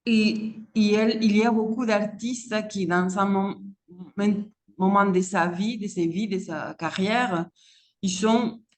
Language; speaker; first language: French; non-native, fluent; Spanish